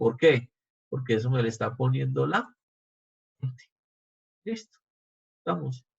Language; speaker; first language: Spanish; native; Spanish